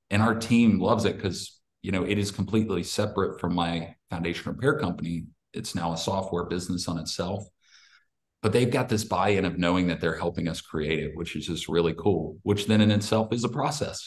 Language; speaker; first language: English; native; English